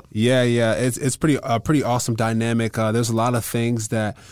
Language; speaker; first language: English; native; English